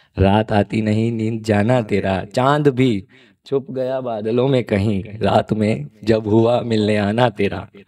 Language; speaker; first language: Hindi; non-native, local second language; Gujarati